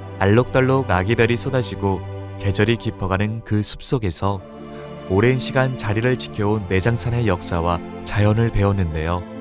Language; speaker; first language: Korean; native; Korean